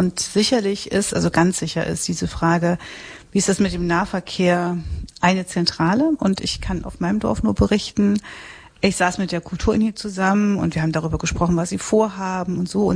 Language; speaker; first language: German; native; German